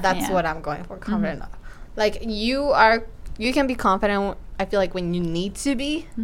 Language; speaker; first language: English; early bilingual, other home language; Spanish